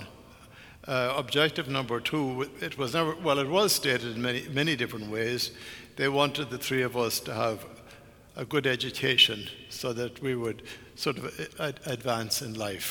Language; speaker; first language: English; native; English